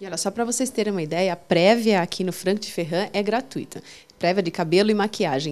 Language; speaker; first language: Portuguese; native; Portuguese